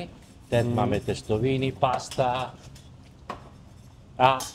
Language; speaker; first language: Czech; non-native, learner; Italian